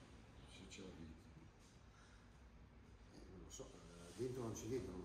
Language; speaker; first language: Italian; native; Italian